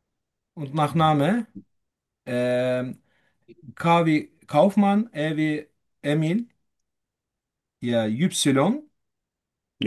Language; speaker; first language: German; non-native, fluent; Turkish